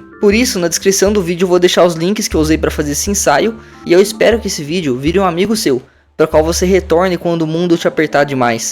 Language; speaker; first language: Portuguese; native; Portuguese